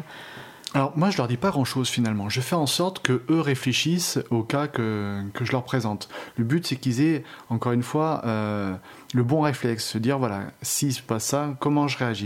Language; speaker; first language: French; native; French